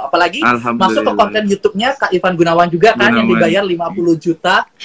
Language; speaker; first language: Indonesian; native; Indonesian